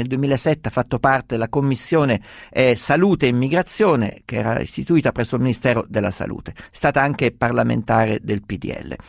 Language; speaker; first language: Italian; native; Italian